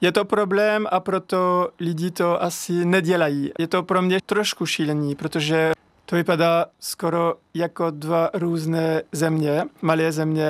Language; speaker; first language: Czech; non-native, fluent; French